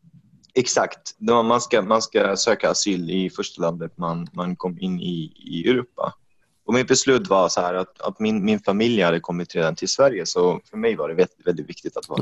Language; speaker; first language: Swedish; non-native, fluent; Arabic